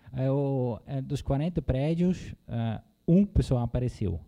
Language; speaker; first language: Portuguese; non-native, fluent; Dutch